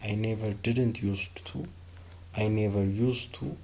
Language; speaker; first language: English; non-native, local second language; Amharic